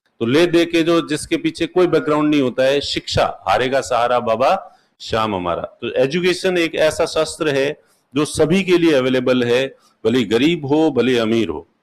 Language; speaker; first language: Hindi; non-native, local second language; Marwari